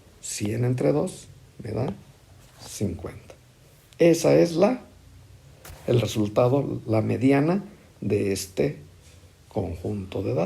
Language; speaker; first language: Spanish; native; Spanish